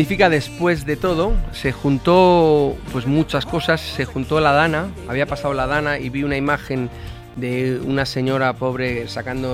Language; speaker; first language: Spanish; native; Spanish